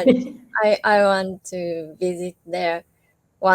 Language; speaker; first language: English; non-native, learner; Japanese